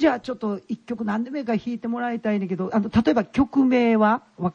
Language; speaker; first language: Japanese; native; Japanese